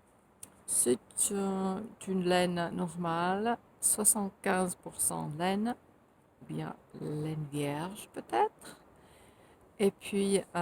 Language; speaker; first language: French; non-native, fluent; Finnish